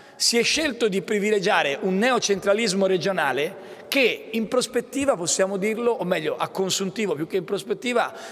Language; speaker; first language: Italian; native; Italian